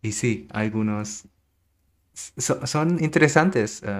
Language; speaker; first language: Spanish; non-native, learner; German